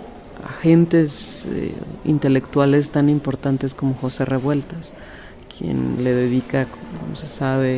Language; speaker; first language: Spanish; native; Spanish